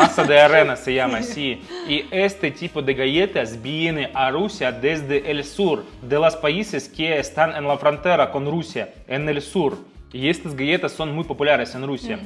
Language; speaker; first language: Spanish; non-native, fluent; Russian